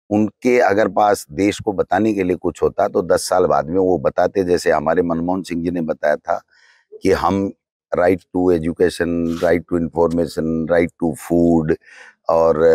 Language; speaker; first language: Hindi; native; Hindi